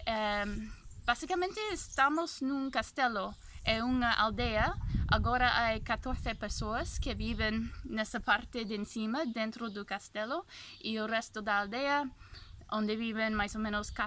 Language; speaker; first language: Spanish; non-native, fluent; English